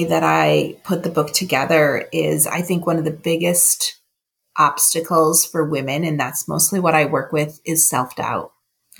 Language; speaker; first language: English; native; English